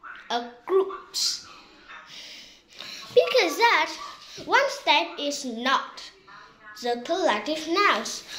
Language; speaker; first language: English; non-native, learner; Vietnamese